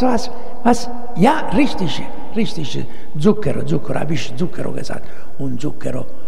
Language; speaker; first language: German; non-native, learner; Italian